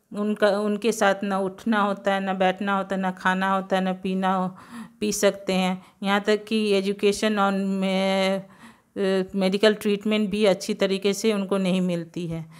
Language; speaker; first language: Hindi; non-native, local second language; Gujarati